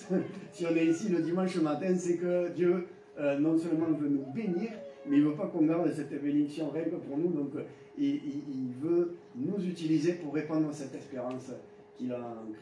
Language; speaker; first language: French; native; French